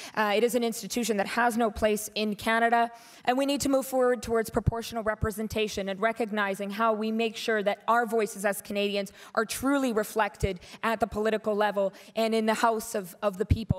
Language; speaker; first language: English; native; English